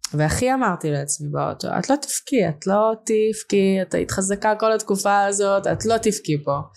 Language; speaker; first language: Hebrew; early bilingual, other home language; Russian